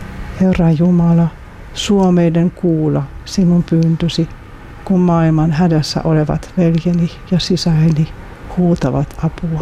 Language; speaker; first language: Finnish; non-native, fluent; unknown